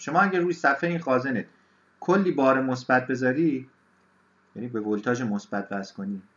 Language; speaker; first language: Persian; native; Persian